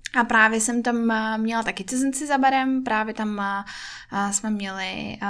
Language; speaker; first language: Czech; non-native, fluent; Russian